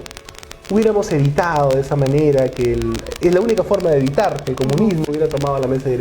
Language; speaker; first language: Spanish; native; Spanish